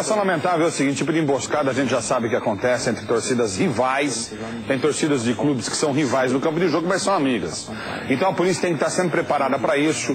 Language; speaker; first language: Portuguese; native; Portuguese